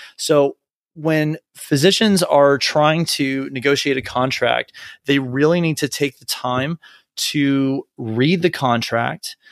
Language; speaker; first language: English; native; English